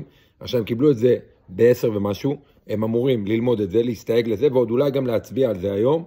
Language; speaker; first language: Hebrew; native; Hebrew